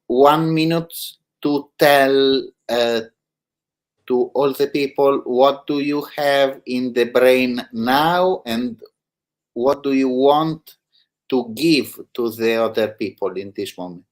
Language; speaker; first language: English; non-native, learner; Italian